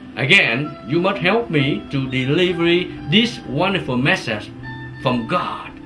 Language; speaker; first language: English; non-native, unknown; Vietnamese